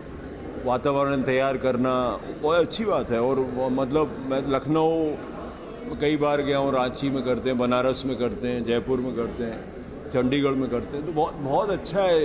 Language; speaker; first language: Hindi; native; Hindi